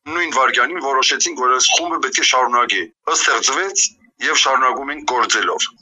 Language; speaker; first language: Armenian; early bilingual, heritage; Armenian